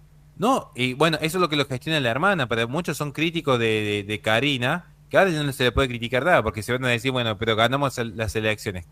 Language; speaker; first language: Spanish; native; Spanish